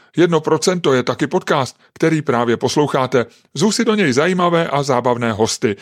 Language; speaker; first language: Czech; native; Czech